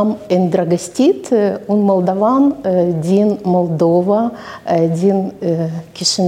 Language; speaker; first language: Romanian; non-native, learner; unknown